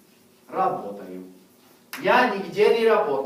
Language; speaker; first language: Russian; non-native, fluent; English